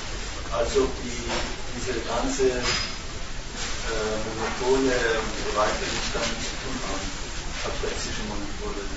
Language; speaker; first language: German; non-native, learner; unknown